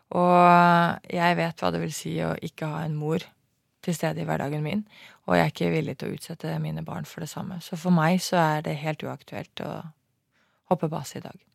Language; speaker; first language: Norwegian; native; Norwegian